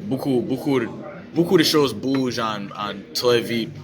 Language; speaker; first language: French; non-native, learner; English